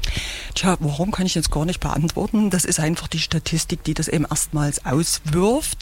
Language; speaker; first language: German; native; German